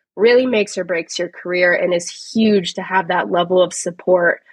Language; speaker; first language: English; native; English